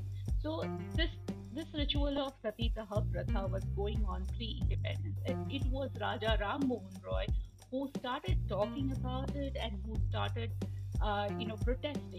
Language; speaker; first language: English; non-native, local second language; Bangla